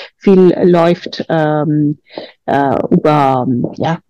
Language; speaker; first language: German; non-native, fluent; Spanish